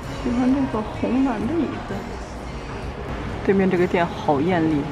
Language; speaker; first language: Chinese; native; Chinese